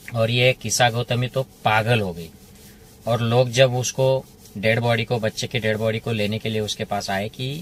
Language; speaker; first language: Hindi; non-native, local second language; Marathi